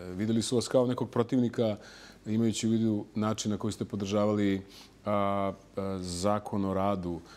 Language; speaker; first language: Serbian; native; Serbian